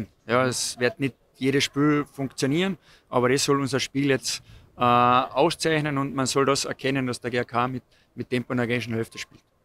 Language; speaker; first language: German; native; German